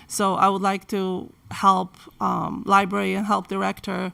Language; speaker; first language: English; non-native, fluent; Polish